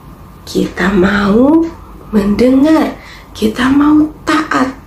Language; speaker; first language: Indonesian; native; Indonesian